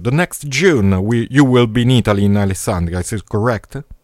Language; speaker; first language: English; non-native, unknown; Italian